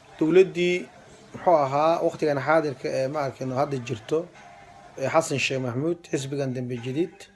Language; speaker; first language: Somali; non-native, local second language; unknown